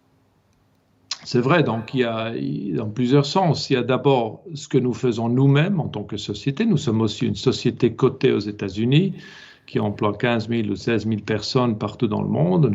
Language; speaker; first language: French; non-native, local second language; German